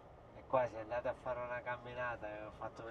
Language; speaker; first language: Italian; native; Italian